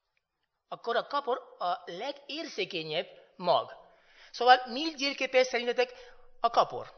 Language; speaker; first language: Hungarian; non-native, fluent; Spanish